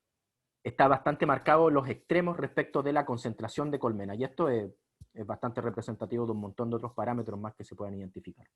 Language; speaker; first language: Spanish; native; Spanish